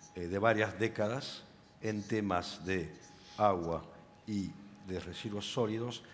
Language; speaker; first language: Spanish; non-native, fluent; French